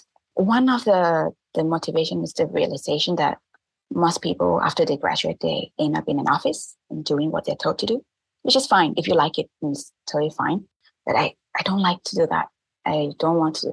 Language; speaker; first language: English; non-native, fluent; Thai